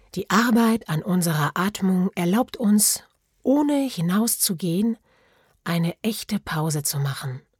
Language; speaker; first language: German; non-native, fluent; French